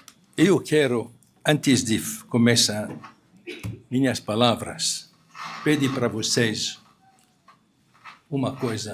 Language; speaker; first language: Portuguese; non-native, fluent; Arabic